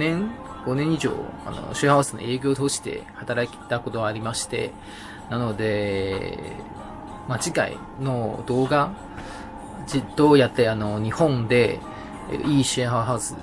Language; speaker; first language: Japanese; non-native, fluent; Chinese